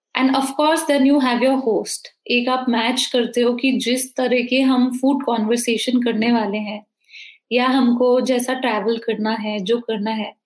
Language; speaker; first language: Hindi; native; Hindi